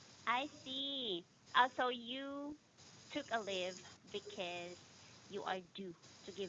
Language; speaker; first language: English; non-native, fluent; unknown